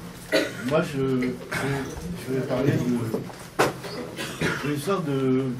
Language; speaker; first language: French; non-native, fluent; Arabic